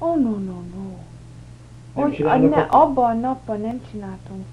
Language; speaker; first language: Hungarian; early bilingual, heritage; English